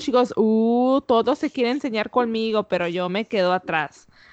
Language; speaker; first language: Spanish; early bilingual, heritage; Spanish